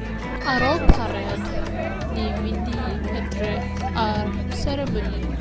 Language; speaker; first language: Welsh; non-native, learner; Malay